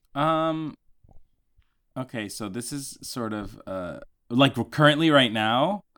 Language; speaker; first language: English; early bilingual, other home language; Spanish